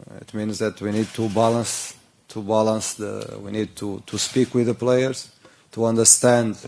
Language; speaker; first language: English; non-native, learner; Portuguese